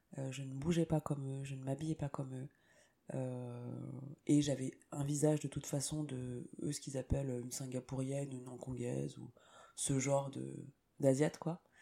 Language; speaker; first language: French; native; French